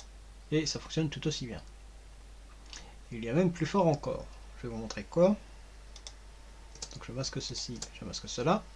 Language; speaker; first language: French; native; French